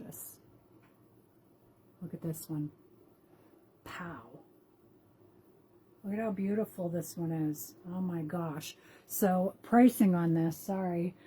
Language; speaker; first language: English; native; English